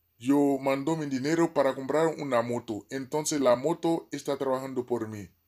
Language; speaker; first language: Spanish; non-native, fluent; Haitian Creole